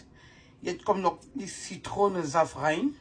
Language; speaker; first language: German; non-native, fluent; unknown